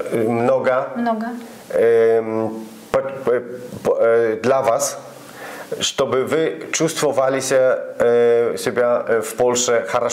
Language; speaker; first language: Russian; non-native, learner; Polish